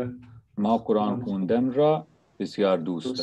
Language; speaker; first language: Persian; non-native, fluent; Urdu